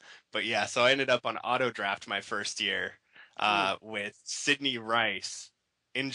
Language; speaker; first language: English; native; English